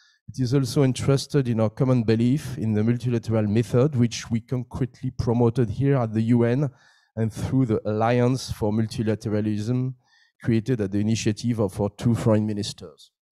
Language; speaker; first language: English; non-native, fluent; French